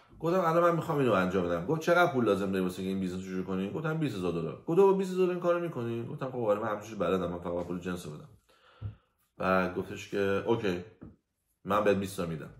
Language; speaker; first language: Persian; native; Persian